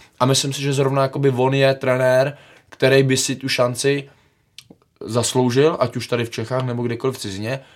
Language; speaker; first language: Czech; native; Czech